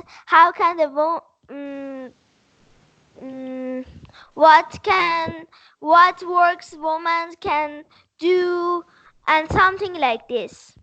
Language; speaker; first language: English; non-native, learner; Persian